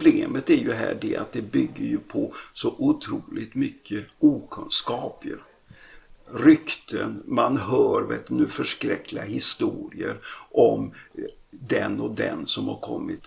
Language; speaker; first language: Swedish; native; Swedish